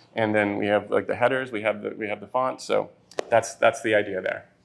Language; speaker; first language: English; native; English